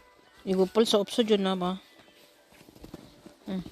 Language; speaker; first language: Korean; non-native, fluent; Filipino